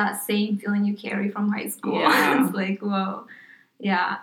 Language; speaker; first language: English; non-native, fluent; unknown